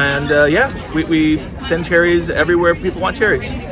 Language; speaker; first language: English; native; English